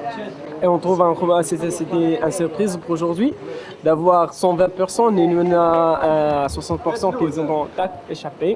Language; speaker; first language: French; non-native, local second language; Arabic